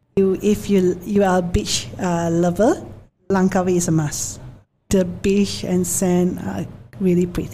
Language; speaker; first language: English; non-native, local second language; Min Nan Chinese